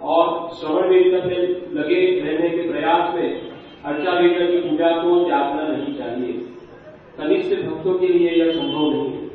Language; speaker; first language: Hindi; native; Hindi